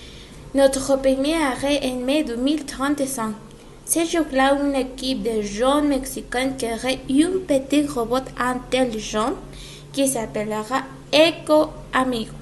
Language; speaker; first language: French; non-native, learner; Spanish